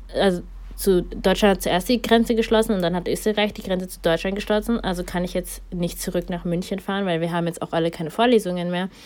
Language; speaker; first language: German; early bilingual, other home language; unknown